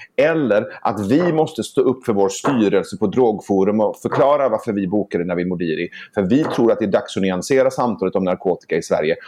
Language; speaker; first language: Swedish; early bilingual, other home language; Persian